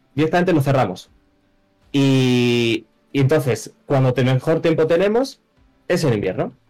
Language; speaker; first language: Spanish; native; Spanish